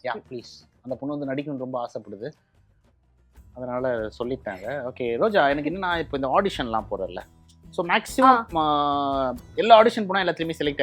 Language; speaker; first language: Tamil; native; Tamil